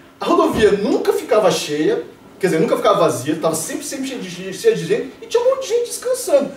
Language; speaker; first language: Portuguese; native; Portuguese